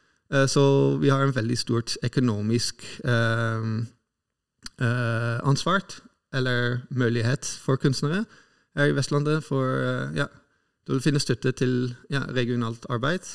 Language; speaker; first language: Norwegian; non-native, fluent; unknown